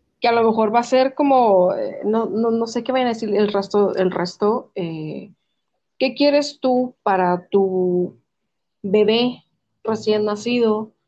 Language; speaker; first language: Spanish; native; Spanish